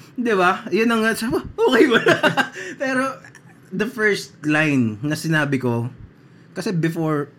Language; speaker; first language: English; non-native, local second language; Filipino